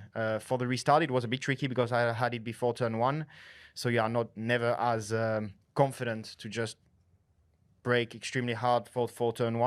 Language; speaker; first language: English; non-native, fluent; French